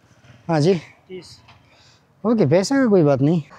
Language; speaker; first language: Hindi; non-native, learner; Bangla